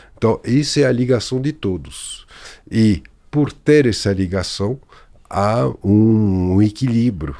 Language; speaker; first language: Portuguese; non-native, fluent; French